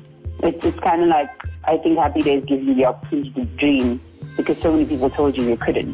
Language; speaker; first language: English; native; English